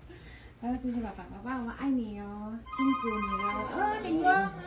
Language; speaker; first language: Chinese; non-native, learner; Filipino